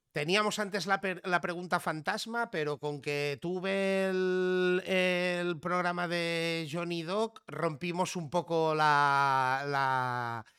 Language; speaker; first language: Spanish; native; Spanish